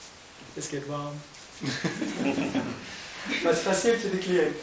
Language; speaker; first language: German; non-native, fluent; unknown